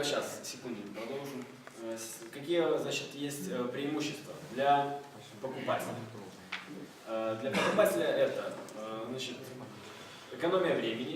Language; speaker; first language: Russian; native; Russian